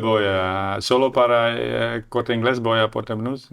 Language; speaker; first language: Spanish; non-native, learner; Dutch